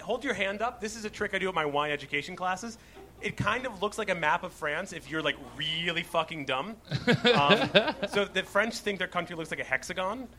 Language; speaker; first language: English; native; English